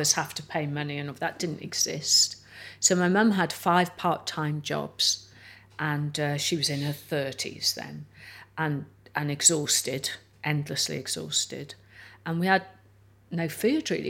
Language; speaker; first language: English; native; English